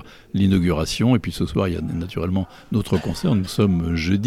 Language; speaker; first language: French; native; French